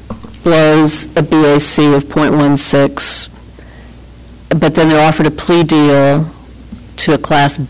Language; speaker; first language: English; native; English